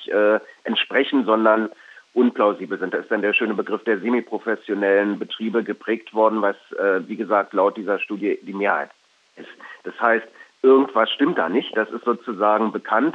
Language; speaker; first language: German; native; German